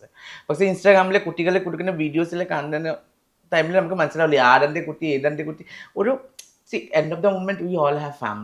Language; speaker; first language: Malayalam; non-native, fluent; Assamese